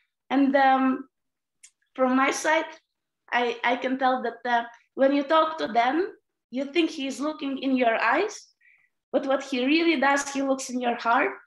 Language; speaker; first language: English; non-native, fluent; Latvian